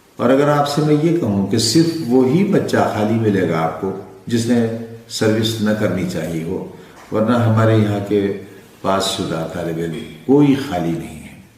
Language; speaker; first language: Urdu; native; Urdu